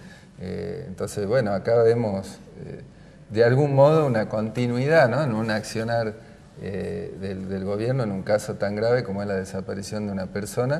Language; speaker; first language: Spanish; native; Spanish